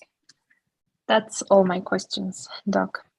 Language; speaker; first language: English; non-native, learner; Spanish